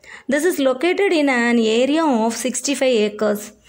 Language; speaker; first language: English; non-native, local second language; Tamil